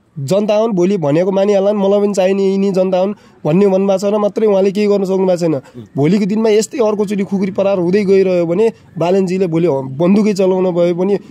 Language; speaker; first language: Nepali; native; Nepali